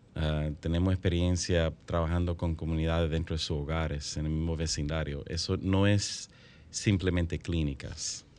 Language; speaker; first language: Spanish; native; Spanish